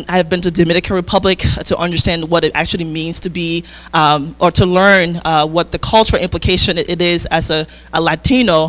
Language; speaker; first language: English; early bilingual, other home language; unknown